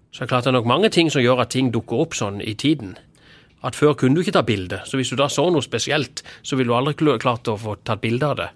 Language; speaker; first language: Norwegian; native; Norwegian